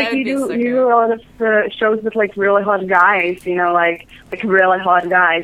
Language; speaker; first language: English; non-native, fluent; Czech